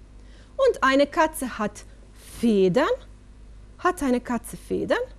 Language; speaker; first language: German; non-native, fluent; Bosnian